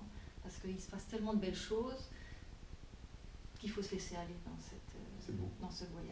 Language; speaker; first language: French; native; French